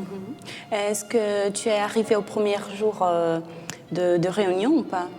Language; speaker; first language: French; non-native, fluent; Portuguese